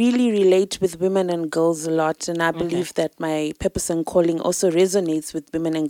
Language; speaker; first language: English; non-native, local second language; Shona